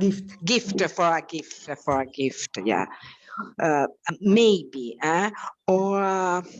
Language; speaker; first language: English; non-native, learner; Italian